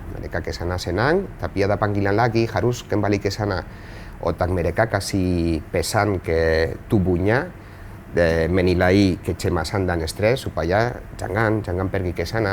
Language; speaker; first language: Indonesian; non-native, fluent; Spanish